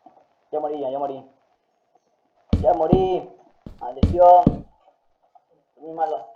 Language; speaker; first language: Spanish; native; Spanish